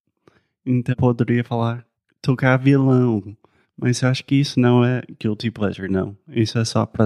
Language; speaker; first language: Portuguese; non-native, fluent; English